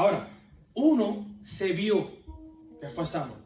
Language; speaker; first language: Spanish; native; Spanish